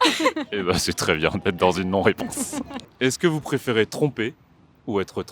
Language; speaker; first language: French; native; French